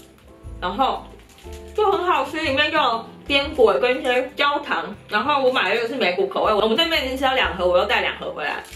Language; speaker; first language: Chinese; native; Chinese